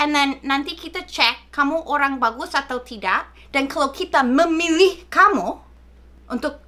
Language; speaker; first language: Indonesian; non-native, fluent; English